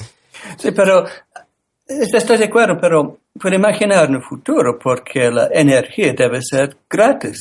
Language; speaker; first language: Spanish; non-native, learner; English